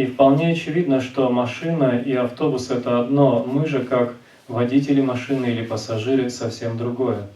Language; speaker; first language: Russian; native; Russian